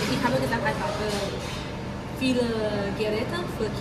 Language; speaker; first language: German; non-native, learner; Thai